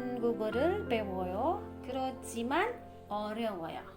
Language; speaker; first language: Korean; non-native, fluent; Indonesian